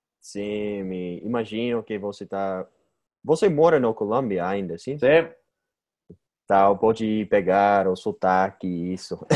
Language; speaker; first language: Portuguese; non-native, learner; English